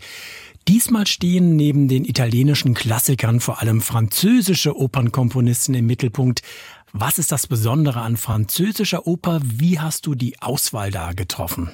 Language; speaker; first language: German; native; German